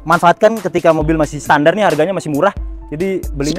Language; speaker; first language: Indonesian; native; Indonesian